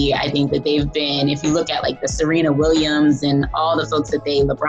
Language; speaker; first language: English; native; English